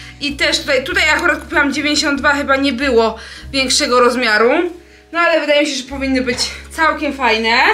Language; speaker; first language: Polish; native; Polish